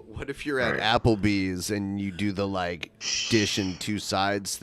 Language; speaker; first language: English; native; English